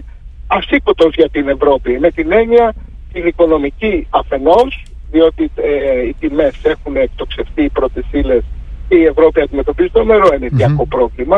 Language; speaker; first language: Greek; native; Greek